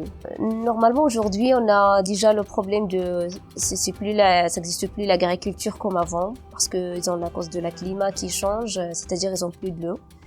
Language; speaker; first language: French; non-native, local second language; Berber languages